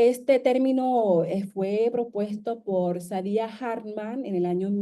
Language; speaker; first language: Spanish; non-native, fluent; English